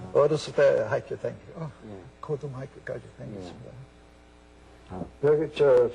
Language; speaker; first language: Korean; non-native, local second language; English